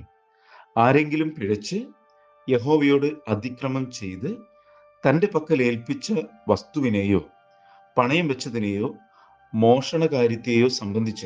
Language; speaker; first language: Malayalam; native; Malayalam